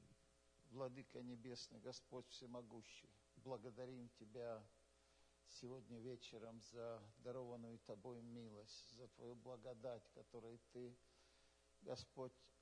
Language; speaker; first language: Russian; native; Russian